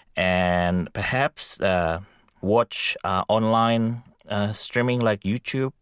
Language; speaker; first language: English; non-native, fluent; Indonesian